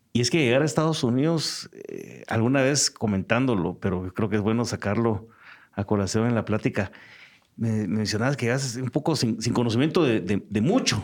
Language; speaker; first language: Spanish; native; Spanish